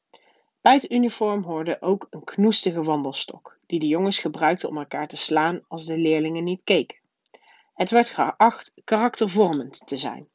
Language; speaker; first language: Dutch; native; Dutch